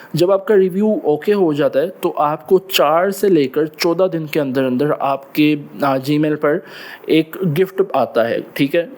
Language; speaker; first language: Urdu; non-native, local second language; Punjabi